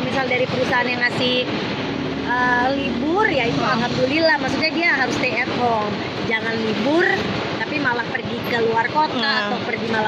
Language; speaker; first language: Indonesian; native; Indonesian